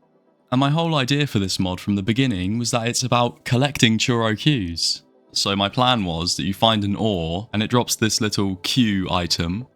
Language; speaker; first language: English; native; English